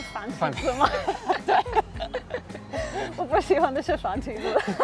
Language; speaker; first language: Chinese; non-native, fluent; English